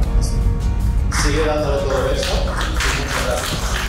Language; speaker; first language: Spanish; native; Spanish